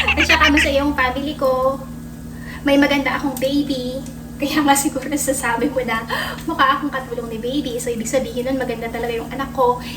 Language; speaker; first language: Filipino; native; Filipino